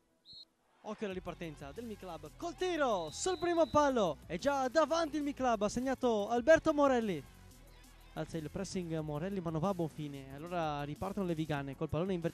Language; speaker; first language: Italian; native; Italian